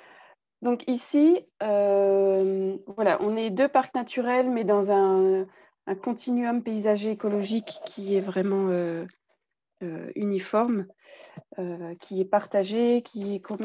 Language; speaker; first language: French; native; French